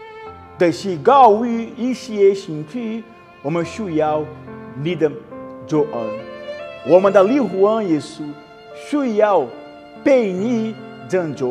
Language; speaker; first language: Chinese; non-native, learner; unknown